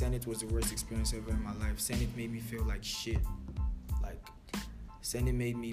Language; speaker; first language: English; non-native, local second language; Igbo